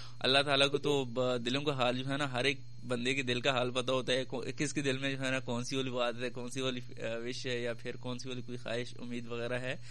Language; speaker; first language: Urdu; non-native, local second language; Pashto